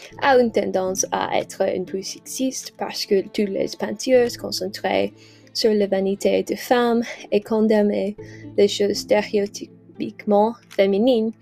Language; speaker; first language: French; non-native, learner; English